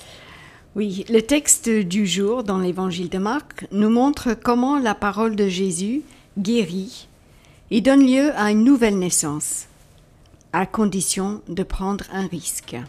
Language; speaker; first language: French; native; French